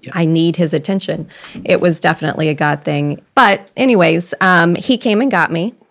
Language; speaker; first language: English; native; English